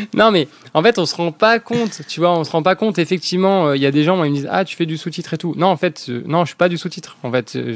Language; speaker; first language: French; native; French